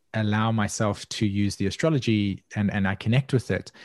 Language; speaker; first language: English; native; English